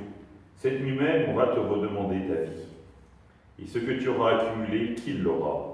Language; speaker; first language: French; native; French